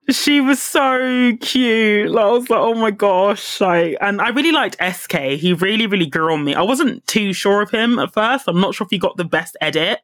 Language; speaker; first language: English; native; English